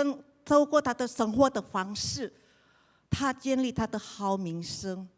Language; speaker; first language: Chinese; non-native, learner; Indonesian